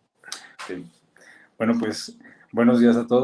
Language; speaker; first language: Spanish; native; Spanish